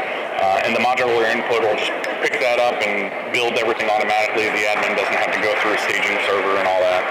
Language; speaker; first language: English; native; English